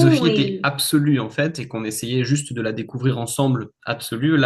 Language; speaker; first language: French; native; French